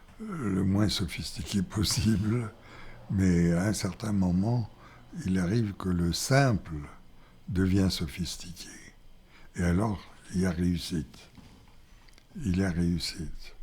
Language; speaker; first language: French; non-native, fluent; Bulgarian